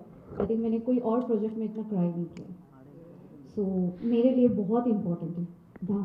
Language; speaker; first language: Hindi; non-native, local second language; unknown